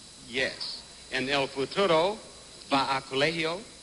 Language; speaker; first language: Spanish; non-native, learner; English